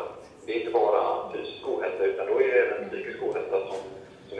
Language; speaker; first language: Swedish; native; Swedish